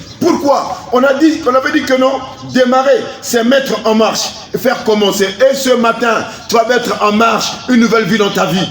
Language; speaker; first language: French; non-native, local second language; Lingala